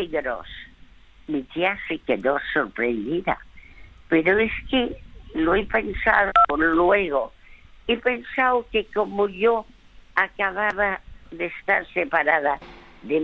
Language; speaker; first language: Spanish; early bilingual, other home language; French